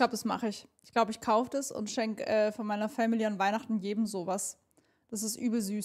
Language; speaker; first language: German; native; German